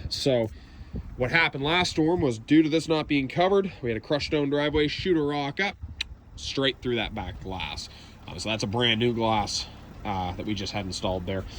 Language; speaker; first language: English; native; English